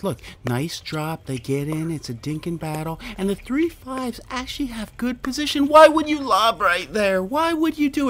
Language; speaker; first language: English; native; English